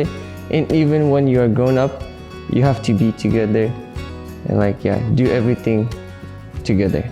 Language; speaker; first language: English; non-native, fluent; Russian